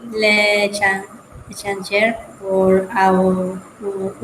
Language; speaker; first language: French; non-native, learner; Spanish